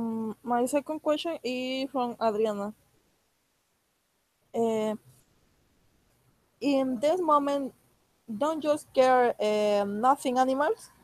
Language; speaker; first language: English; non-native, learner; Spanish